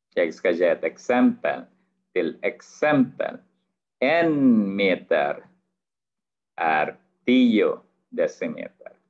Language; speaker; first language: Swedish; non-native, fluent; Arabic